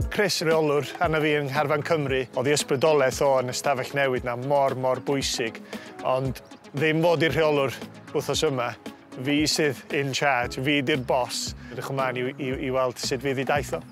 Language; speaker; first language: Welsh; native; Welsh